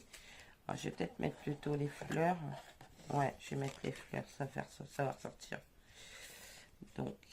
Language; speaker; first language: French; native; French